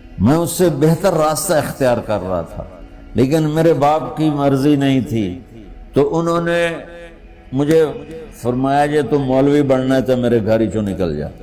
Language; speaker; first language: Urdu; non-native, local second language; Punjabi